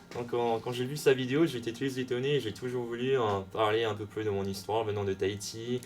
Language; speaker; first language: French; non-native, local second language; Hakka Chinese